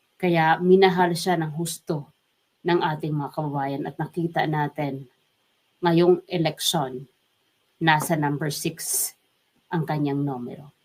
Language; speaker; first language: Filipino; non-native, local second language; Waray